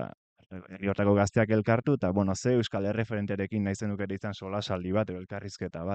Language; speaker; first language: Basque; native; Basque